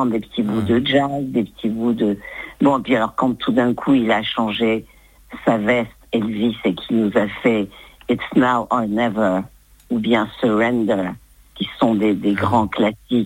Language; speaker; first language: French; native; French